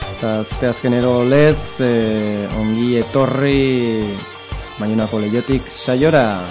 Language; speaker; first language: Basque; non-native, local second language; Spanish